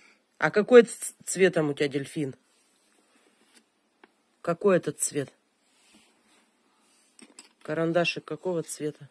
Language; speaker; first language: Russian; native; Russian